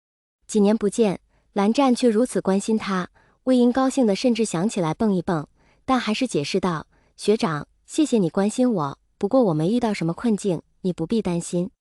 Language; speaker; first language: Chinese; native; Chinese